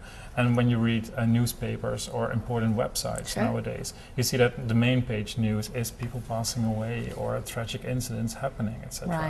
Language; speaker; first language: English; non-native, fluent; Dutch